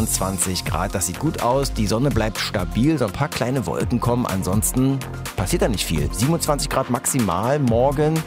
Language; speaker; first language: German; native; German